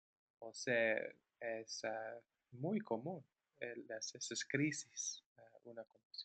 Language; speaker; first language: Spanish; non-native, fluent; English